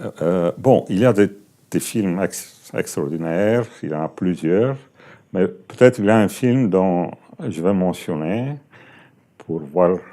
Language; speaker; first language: French; non-native, fluent; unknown